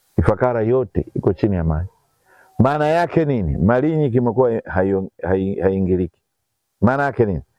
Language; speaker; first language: Swahili; native; Swahili